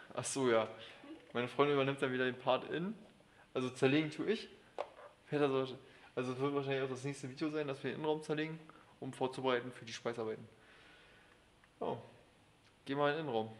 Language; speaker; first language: German; native; German